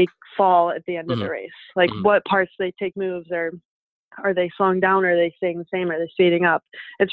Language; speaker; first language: English; native; English